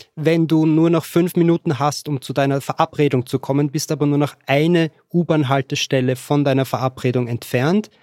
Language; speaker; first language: German; native; German